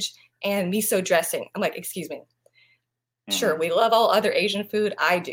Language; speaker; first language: English; non-native, fluent; Vietnamese